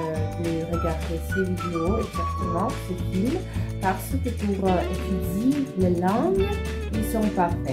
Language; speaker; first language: French; non-native, fluent; Russian